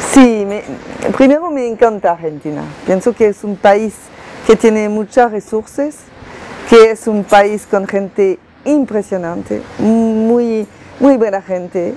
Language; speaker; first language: Spanish; non-native, fluent; French